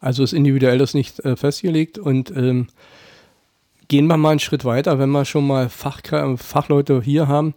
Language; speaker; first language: German; native; German